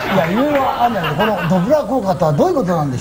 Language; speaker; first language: Japanese; native; Japanese